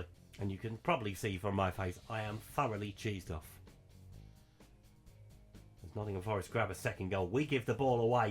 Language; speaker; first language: English; native; English